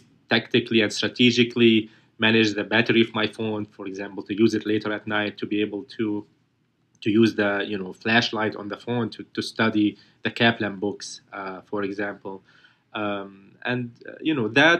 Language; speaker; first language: English; non-native, fluent; Arabic